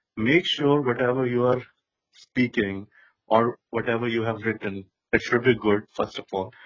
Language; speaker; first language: English; non-native, local second language; Hindi